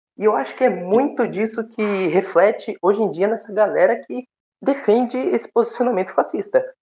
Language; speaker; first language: Portuguese; native; Portuguese